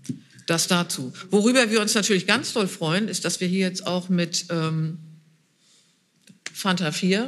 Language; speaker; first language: German; native; German